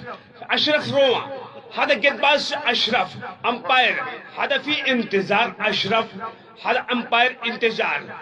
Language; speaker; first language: Arabic; non-native, learner; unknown